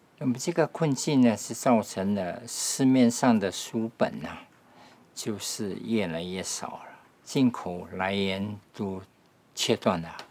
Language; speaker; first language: Chinese; native; Chinese